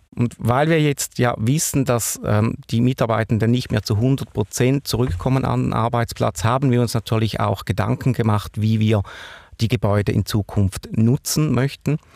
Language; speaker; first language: German; native; German